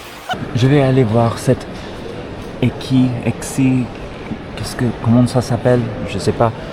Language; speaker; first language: French; non-native, fluent; English